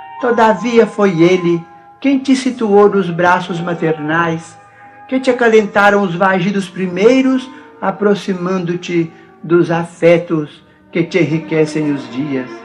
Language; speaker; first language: Portuguese; native; Portuguese